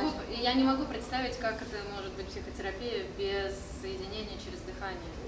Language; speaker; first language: Russian; native; Russian